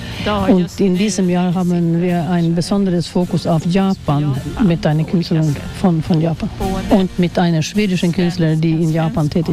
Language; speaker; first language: German; non-native, fluent; Swedish